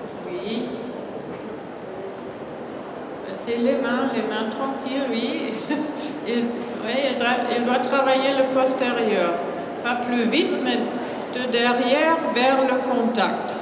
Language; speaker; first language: French; non-native, fluent; German